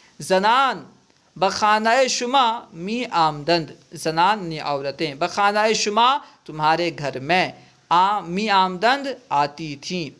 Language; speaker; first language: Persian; non-native, fluent; Urdu